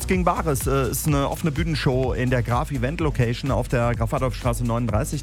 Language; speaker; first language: German; native; German